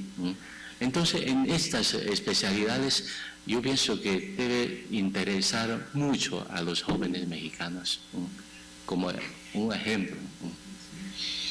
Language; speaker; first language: Spanish; non-native, fluent; Chinese